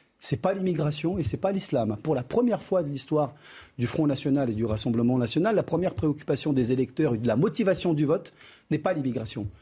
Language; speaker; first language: French; early bilingual, other home language; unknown